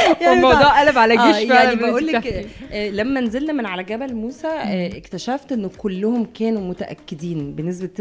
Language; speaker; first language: Arabic; native; Arabic